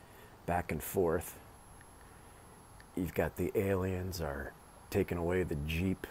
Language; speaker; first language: English; native; English